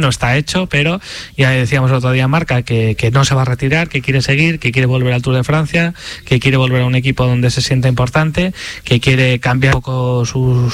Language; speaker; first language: Spanish; native; Spanish